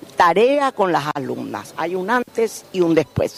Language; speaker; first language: Spanish; native; Spanish